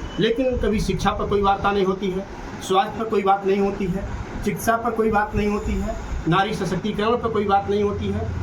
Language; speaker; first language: Hindi; native; Hindi